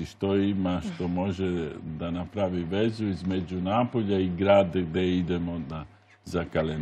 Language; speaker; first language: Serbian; non-native, learner; Italian